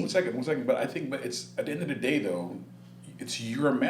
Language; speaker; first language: English; native; English